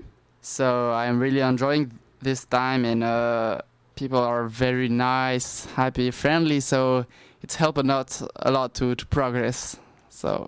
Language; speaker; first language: English; non-native, learner; French